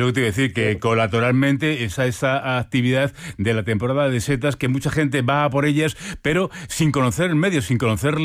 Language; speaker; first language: Spanish; native; Spanish